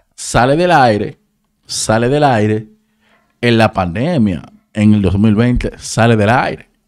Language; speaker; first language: Spanish; native; Spanish